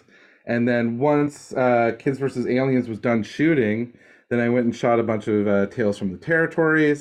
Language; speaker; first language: English; native; English